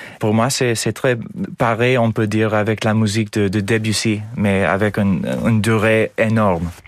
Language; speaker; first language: French; non-native, learner; English